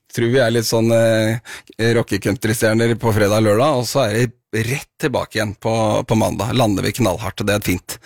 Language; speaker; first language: Norwegian; native; Norwegian